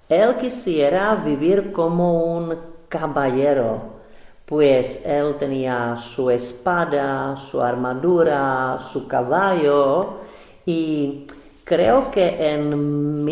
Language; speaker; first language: Spanish; non-native, fluent; Czech